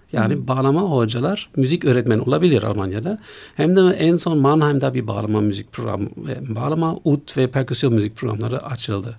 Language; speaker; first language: Turkish; non-native, fluent; German